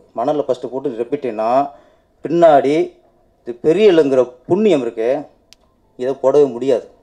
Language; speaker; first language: Tamil; native; Tamil